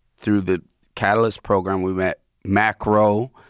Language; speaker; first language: English; native; English